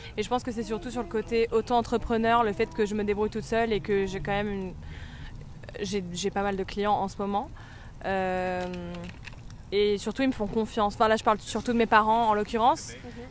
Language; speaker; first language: French; native; French